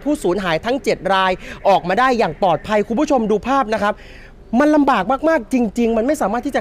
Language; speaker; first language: Thai; native; Thai